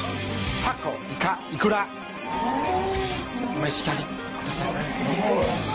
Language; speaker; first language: Japanese; non-native, learner; Chinese